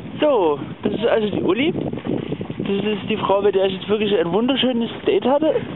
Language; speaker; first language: German; native; German